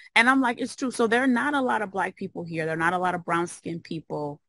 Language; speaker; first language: English; native; English